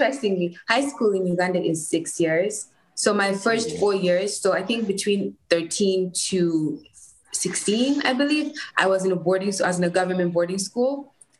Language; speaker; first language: English; non-native, local second language; Ganda